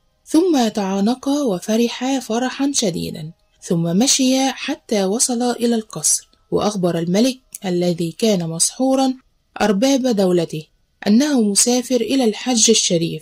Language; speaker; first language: Arabic; native; Arabic